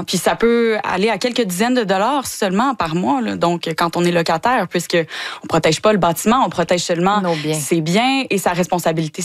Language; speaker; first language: French; native; French